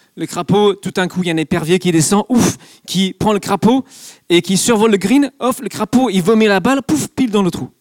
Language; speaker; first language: French; non-native, fluent; English